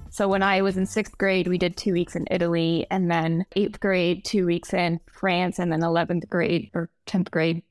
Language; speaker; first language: English; native; English